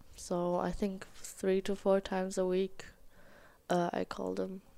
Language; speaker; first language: English; non-native, fluent; German